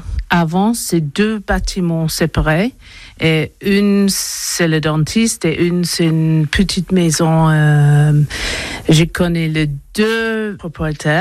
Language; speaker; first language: French; non-native, learner; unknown